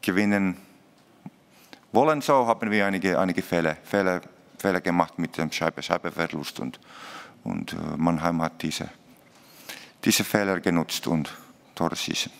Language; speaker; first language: German; non-native, learner; Finnish